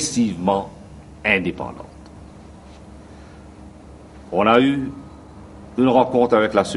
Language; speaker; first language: French; non-native, local second language; Morisyen